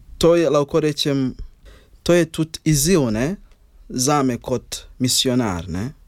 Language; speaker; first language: Slovenian; non-native, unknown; Ganda